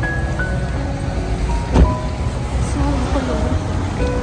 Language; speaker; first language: Chinese; non-native, learner; Russian